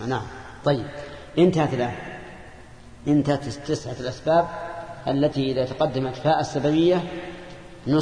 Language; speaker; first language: Arabic; native; Arabic